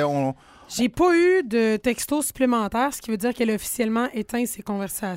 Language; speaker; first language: French; native; French